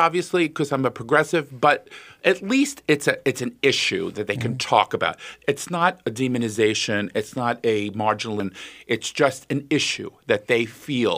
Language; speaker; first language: English; native; English